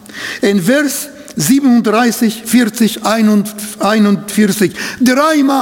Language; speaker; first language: German; non-native, fluent; Arabic